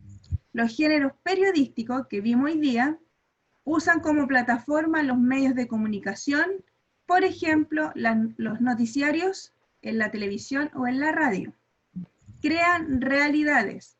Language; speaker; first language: Spanish; native; Spanish